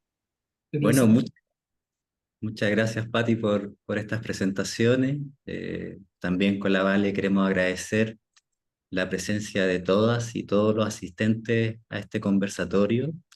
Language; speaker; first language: Spanish; native; Spanish